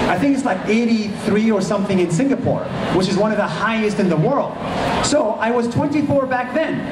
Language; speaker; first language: English; non-native, fluent; Arabic